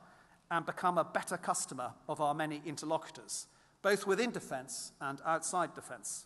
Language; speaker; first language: English; native; English